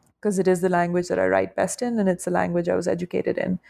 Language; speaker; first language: English; non-native, local second language; Urdu